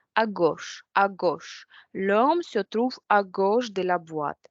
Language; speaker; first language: French; non-native, fluent; Ukrainian